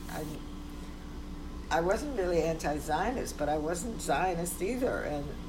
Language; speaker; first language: English; early bilingual, other home language; Polish